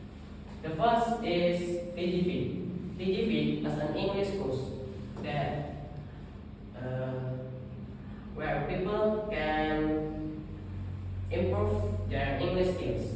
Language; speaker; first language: English; non-native, learner; Indonesian